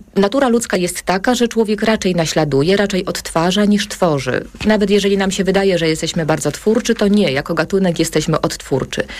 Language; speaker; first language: Polish; native; Polish